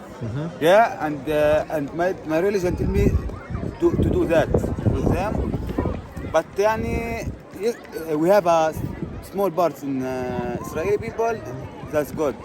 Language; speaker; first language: English; non-native, learner; Arabic